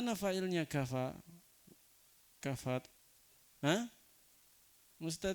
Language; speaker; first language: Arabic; non-native, fluent; Indonesian